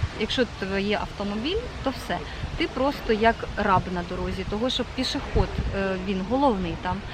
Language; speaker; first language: Ukrainian; native; Ukrainian